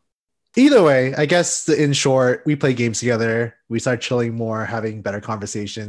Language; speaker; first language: English; native; English